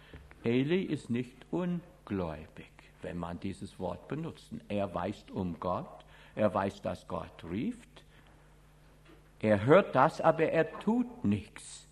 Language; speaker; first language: German; non-native, fluent; English